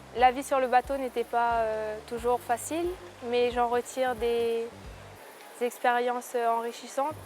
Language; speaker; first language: French; native; French